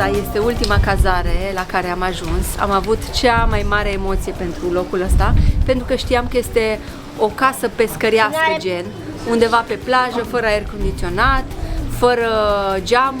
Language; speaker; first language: Romanian; native; Romanian